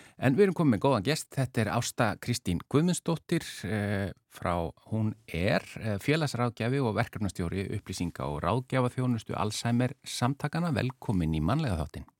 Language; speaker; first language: Icelandic; native; Icelandic